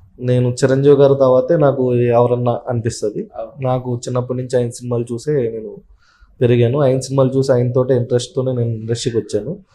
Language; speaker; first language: Telugu; native; Telugu